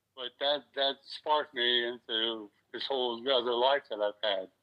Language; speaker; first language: English; native; English